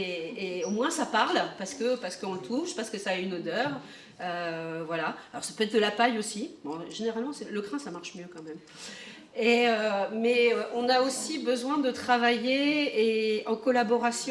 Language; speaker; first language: French; native; French